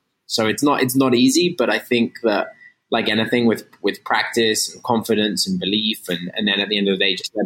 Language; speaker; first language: English; native; English